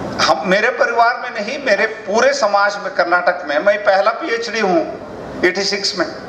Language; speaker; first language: Hindi; non-native, local second language; Kannada